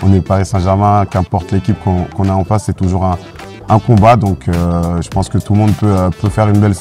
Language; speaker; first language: French; native; French